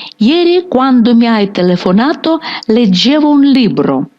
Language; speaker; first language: Italian; non-native, fluent; Ukrainian